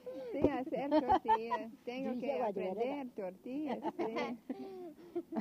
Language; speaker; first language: Spanish; non-native, learner; English